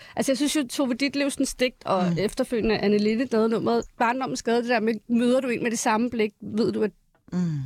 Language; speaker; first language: Danish; early bilingual, other home language; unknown